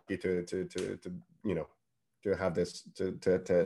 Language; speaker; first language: English; non-native, fluent; French